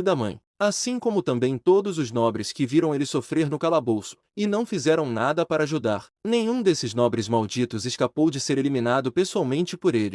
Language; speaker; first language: Portuguese; native; Portuguese